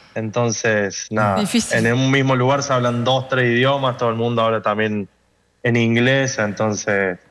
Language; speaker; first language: Spanish; native; Spanish